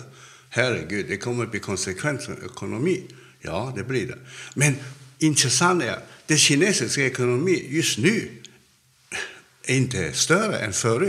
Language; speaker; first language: Swedish; non-native, fluent; Cantonese